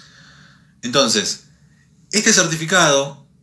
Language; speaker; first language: Spanish; native; Spanish